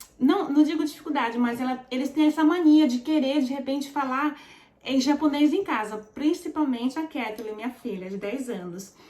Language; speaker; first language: Portuguese; early bilingual, heritage; Portuguese